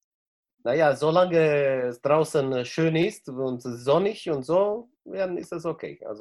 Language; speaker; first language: German; non-native, fluent; Romanian